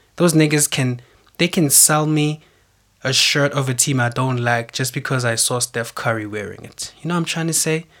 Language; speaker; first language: English; non-native, local second language; Zulu